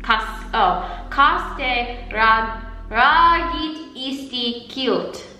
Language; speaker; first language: Estonian; non-native, learner; English